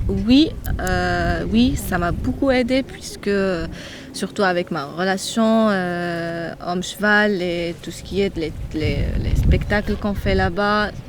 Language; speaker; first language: French; non-native, local second language; Arabic